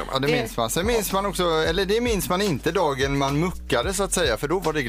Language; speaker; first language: Swedish; native; Swedish